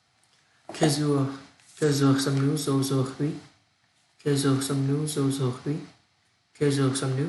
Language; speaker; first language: French; non-native, learner; Vietnamese